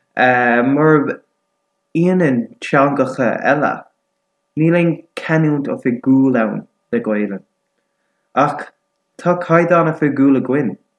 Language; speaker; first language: Irish; non-native, local second language; English